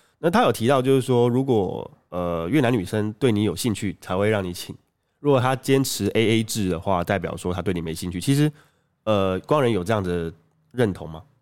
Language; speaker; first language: Chinese; native; Chinese